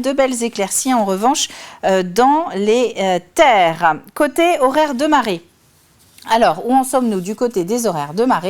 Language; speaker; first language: French; native; French